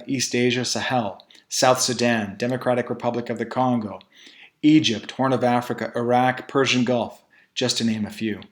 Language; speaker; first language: English; native; English